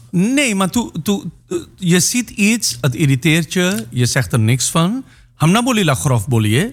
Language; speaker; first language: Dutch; non-native, local second language; Caribbean Hindustani